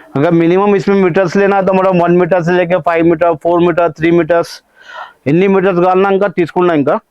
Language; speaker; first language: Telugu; non-native, local second language; Urdu